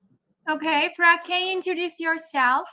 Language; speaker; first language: English; non-native, fluent; Turkish